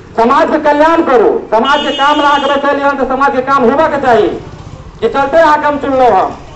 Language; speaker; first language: Maithili; native; Maithili